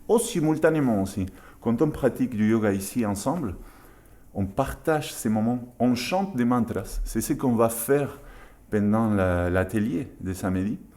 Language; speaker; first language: French; non-native, fluent; Spanish